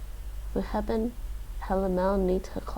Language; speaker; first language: Dutch; non-native, learner; English